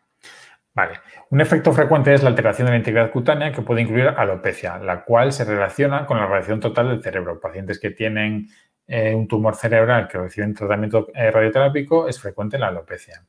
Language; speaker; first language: Spanish; native; Spanish